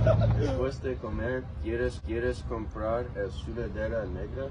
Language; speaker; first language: Spanish; non-native, learner; English